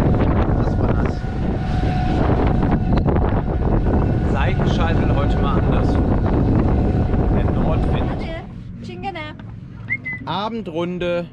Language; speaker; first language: German; native; German